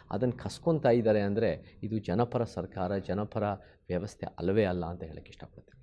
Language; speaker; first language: Kannada; early bilingual, heritage; Kannada